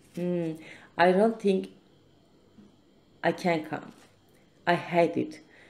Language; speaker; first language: English; non-native, fluent; Turkish